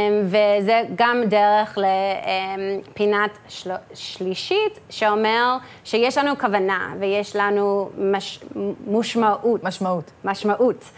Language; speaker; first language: Hebrew; early bilingual, heritage; English